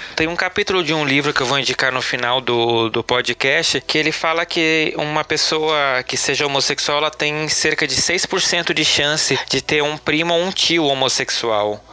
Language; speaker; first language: Portuguese; native; Portuguese